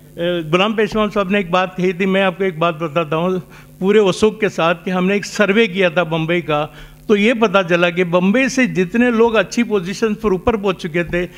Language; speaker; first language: Hindi; non-native, local second language; Marathi